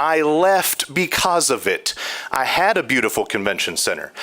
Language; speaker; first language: English; native; English